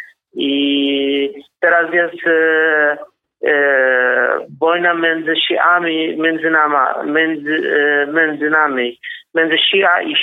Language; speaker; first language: Polish; non-native, learner; Kurdish